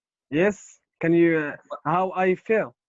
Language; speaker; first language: English; non-native, learner; Arabic